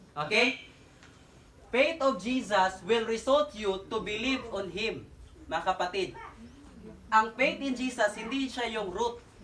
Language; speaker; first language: Filipino; native; Filipino